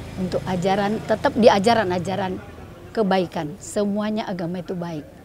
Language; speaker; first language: Indonesian; native; Indonesian